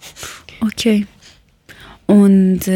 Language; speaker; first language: German; non-native, learner; Persian